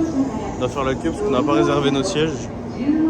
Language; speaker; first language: French; native; French